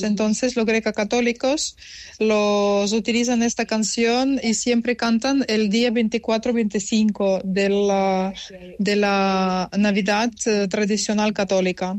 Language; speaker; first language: Spanish; non-native, learner; Ukrainian